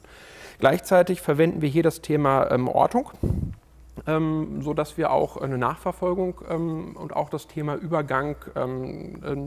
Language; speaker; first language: German; native; German